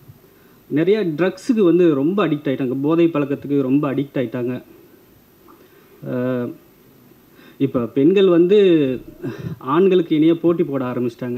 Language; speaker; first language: Tamil; native; Tamil